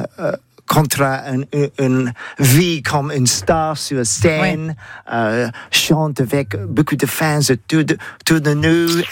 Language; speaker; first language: French; non-native, learner; English